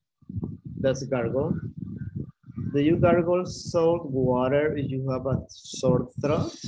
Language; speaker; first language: English; non-native, fluent; Spanish